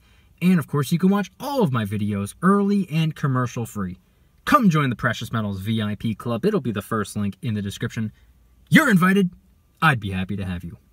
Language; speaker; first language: English; native; English